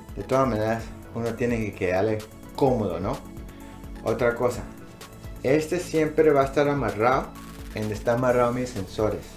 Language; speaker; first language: Spanish; early bilingual, heritage; English